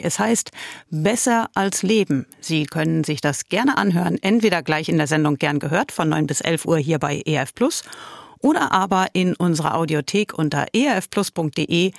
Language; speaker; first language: German; native; German